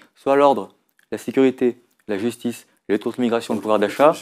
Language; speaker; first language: French; native; French